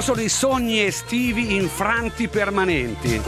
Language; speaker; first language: Italian; native; Italian